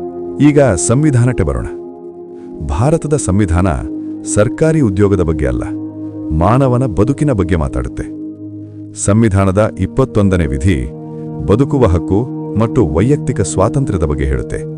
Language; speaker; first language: Kannada; native; Kannada